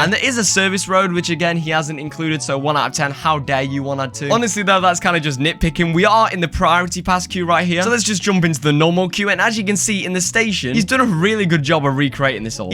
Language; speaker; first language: English; native; English